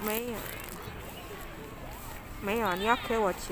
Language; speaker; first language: Chinese; non-native, learner; Javanese